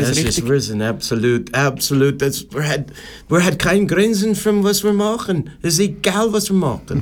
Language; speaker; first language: German; non-native, learner; English